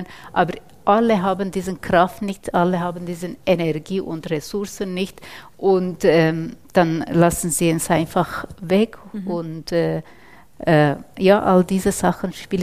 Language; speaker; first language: German; non-native, fluent; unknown